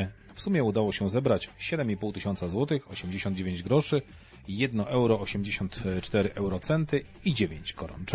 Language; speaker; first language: Polish; native; Polish